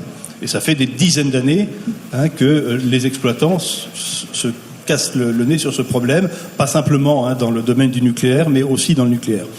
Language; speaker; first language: French; native; French